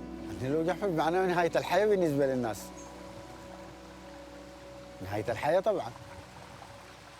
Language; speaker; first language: Arabic; native; Arabic